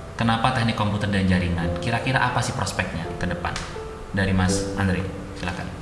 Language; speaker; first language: Indonesian; non-native, local second language; Madurese